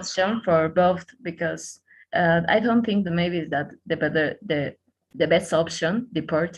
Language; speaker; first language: English; non-native, learner; Spanish